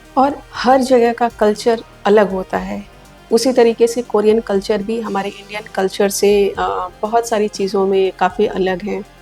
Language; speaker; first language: Hindi; native; Hindi